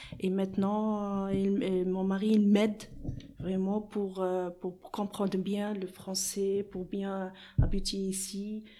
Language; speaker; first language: French; non-native, learner; Arabic